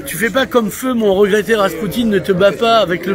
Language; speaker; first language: French; native; French